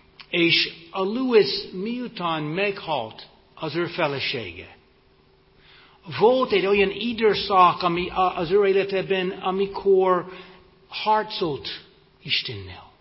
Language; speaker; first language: Hungarian; non-native, fluent; English